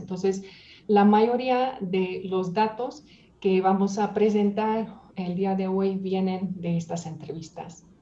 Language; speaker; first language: Spanish; non-native, fluent; Hungarian